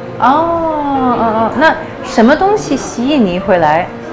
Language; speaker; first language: Chinese; non-native, fluent; English